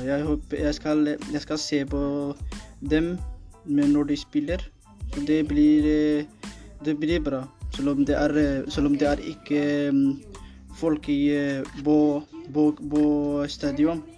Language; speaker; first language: Norwegian; non-native, learner; Spanish